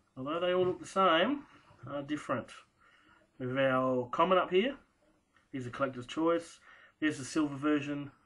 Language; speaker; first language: English; native; English